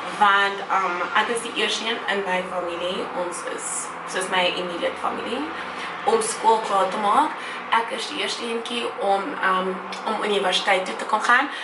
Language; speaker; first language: Afrikaans; native; Afrikaans